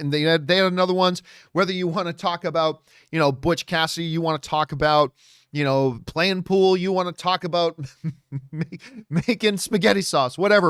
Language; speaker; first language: English; native; English